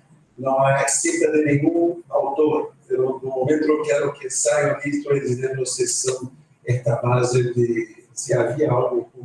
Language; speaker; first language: Spanish; non-native, fluent; Portuguese